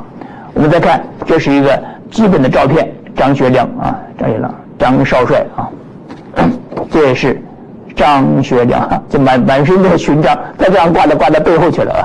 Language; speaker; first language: Chinese; native; Chinese